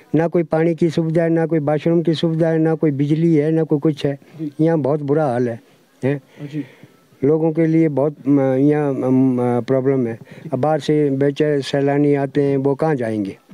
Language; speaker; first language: Hindi; native; Hindi